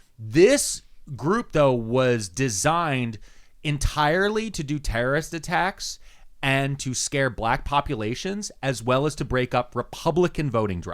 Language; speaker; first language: English; native; English